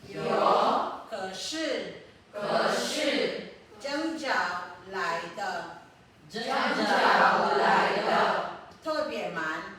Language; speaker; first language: Chinese; non-native, fluent; Filipino